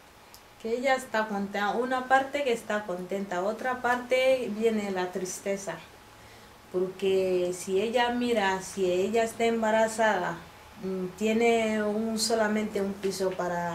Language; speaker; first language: Spanish; non-native, fluent; Bambara